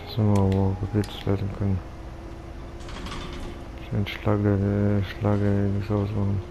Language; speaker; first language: German; native; German